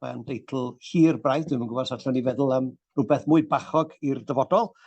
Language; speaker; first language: Welsh; native; Welsh